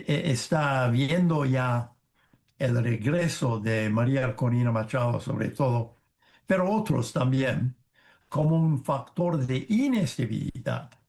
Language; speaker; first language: Spanish; non-native, fluent; English